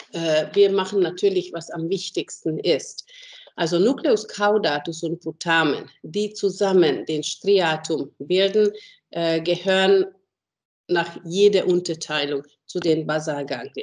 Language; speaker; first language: German; non-native, fluent; Hungarian